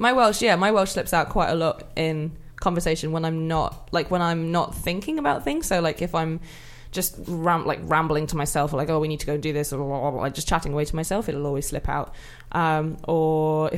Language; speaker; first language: English; native; English